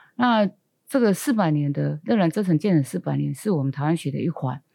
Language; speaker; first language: Chinese; native; Chinese